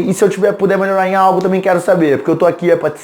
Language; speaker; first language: Portuguese; native; Portuguese